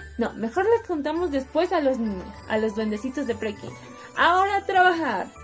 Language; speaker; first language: Spanish; native; Spanish